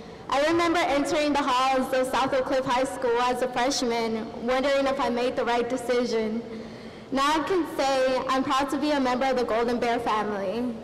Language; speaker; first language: English; early bilingual, other home language; Spanish